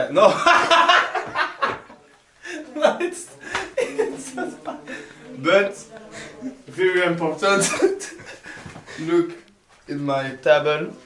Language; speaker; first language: English; non-native, learner; French